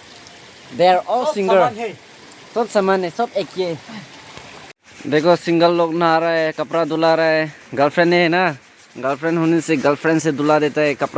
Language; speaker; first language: Hindi; non-native, local second language; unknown